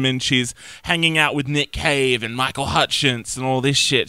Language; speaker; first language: English; native; English